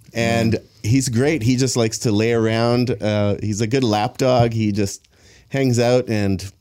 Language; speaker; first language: English; native; English